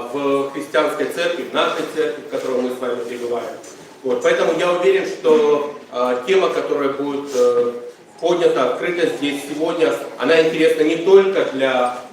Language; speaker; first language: Russian; native; Russian